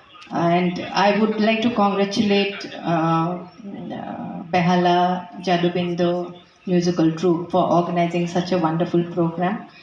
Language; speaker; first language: English; non-native, local second language; Bangla